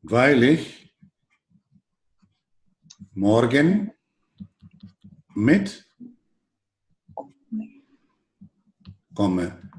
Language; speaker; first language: German; non-native, fluent; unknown